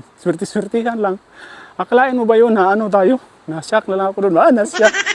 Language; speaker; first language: Filipino; non-native, local second language; Cebuano